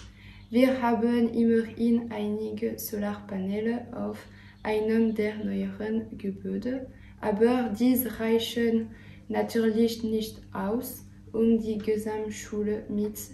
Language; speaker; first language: German; non-native, learner; French